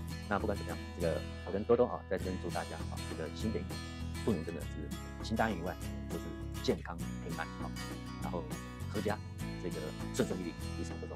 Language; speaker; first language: Chinese; native; Chinese